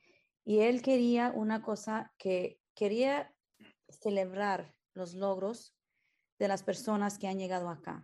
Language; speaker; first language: Spanish; early bilingual, heritage; Spanish